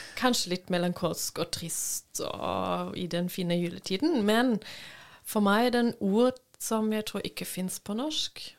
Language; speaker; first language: Norwegian; non-native, fluent; German